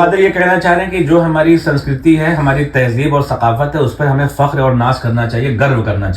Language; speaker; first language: Hindi; native; Hindi